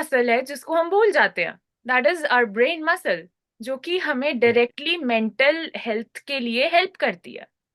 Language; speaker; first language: Hindi; native; Hindi